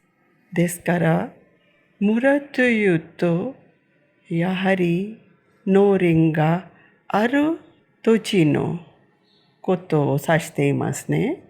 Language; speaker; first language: Japanese; non-native, fluent; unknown